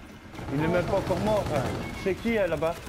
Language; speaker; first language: French; native; French